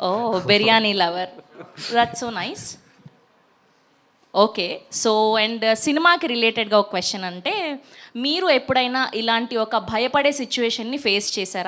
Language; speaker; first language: Telugu; native; Telugu